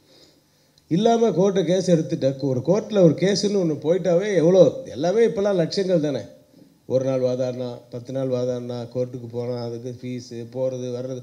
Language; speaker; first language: Tamil; native; Tamil